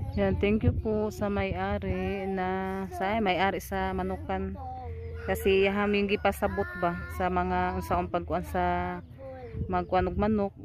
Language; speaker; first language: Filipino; non-native, local second language; Cebuano